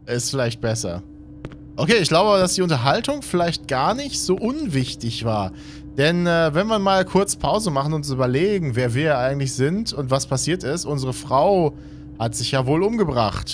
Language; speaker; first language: German; native; German